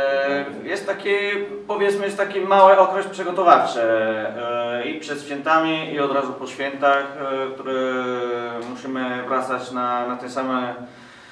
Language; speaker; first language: Polish; non-native, fluent; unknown